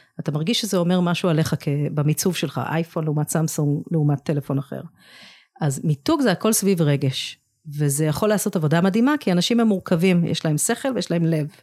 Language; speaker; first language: Hebrew; early bilingual, other home language; English